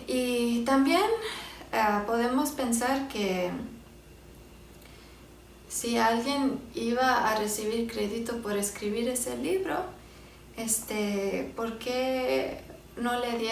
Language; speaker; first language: Spanish; early bilingual, heritage; Spanish